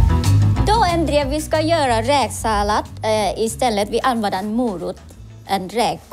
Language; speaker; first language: Swedish; non-native, learner; Thai